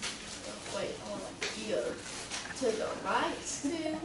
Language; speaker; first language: English; native; English